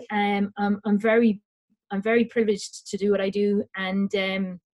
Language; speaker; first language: English; native; English